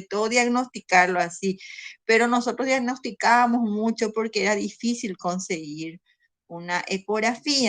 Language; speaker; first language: Spanish; native; Spanish